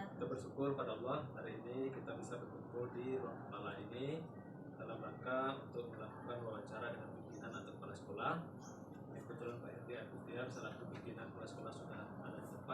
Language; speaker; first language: Indonesian; native; Indonesian